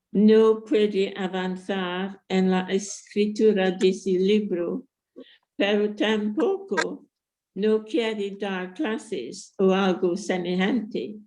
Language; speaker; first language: Spanish; non-native, fluent; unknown